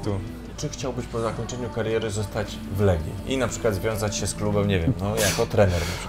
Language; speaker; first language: Polish; native; Polish